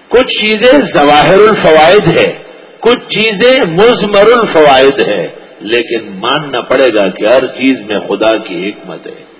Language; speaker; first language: Urdu; non-native, local second language; Pashto